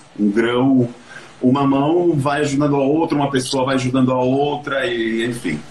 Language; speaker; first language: Portuguese; non-native, fluent; Spanish